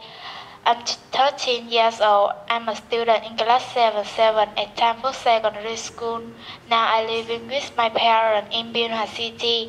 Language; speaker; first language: English; non-native, learner; Vietnamese